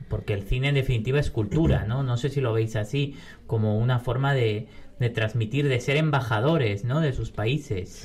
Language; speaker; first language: Spanish; native; Spanish